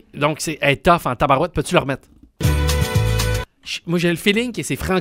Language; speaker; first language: French; native; French